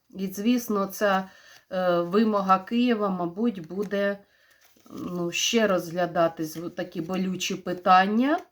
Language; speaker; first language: Ukrainian; non-native, local second language; Russian